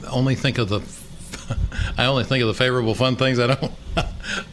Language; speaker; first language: English; native; English